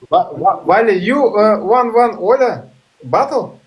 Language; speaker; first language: English; non-native, learner; Russian